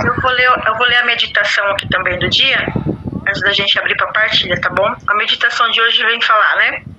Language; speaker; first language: Portuguese; native; Portuguese